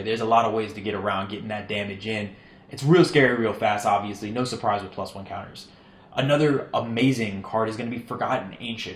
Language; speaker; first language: English; native; English